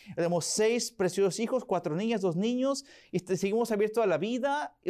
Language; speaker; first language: Spanish; early bilingual, heritage; Spanish